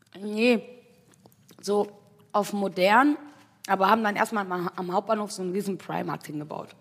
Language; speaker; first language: German; early bilingual, other home language; Tigrinya